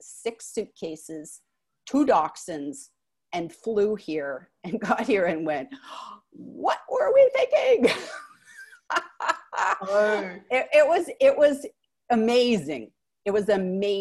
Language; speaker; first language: English; native; English